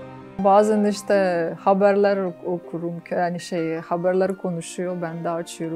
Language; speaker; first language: Turkish; non-native, fluent; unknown